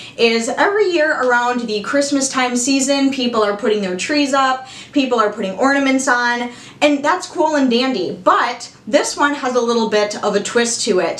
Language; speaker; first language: English; native; English